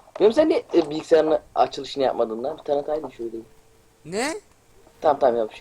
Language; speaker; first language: Turkish; native; Turkish